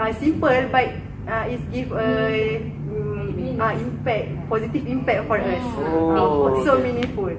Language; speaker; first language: English; non-native, learner; Malay